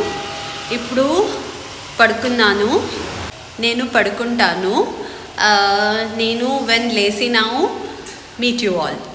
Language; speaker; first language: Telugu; non-native, learner; Kannada